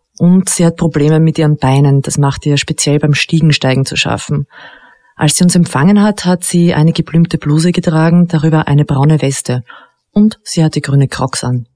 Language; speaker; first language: German; native; German